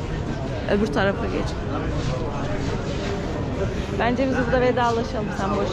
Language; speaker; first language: Turkish; native; Turkish